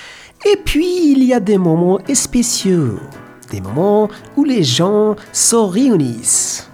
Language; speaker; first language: French; non-native, learner; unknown